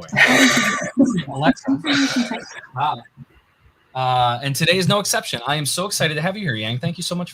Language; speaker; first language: English; native; English